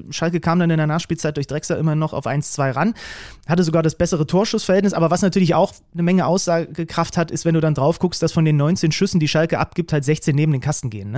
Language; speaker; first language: German; native; German